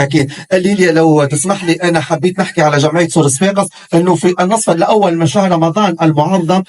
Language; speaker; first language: Arabic; native; Arabic